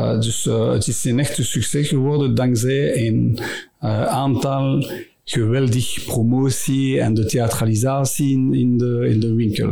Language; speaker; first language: Dutch; non-native, local second language; French